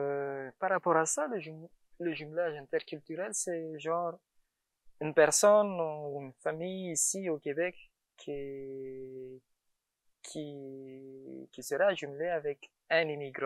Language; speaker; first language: French; non-native, local second language; Malagasy